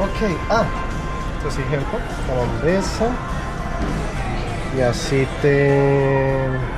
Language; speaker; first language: Finnish; non-native, learner; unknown